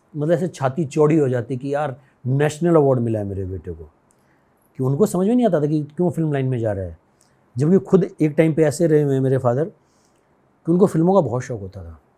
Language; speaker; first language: Hindi; native; Hindi